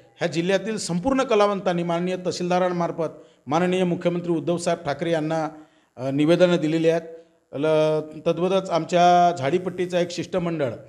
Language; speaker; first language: Marathi; native; Marathi